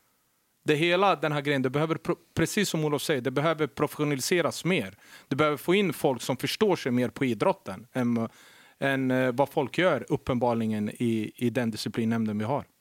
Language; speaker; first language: Swedish; native; Swedish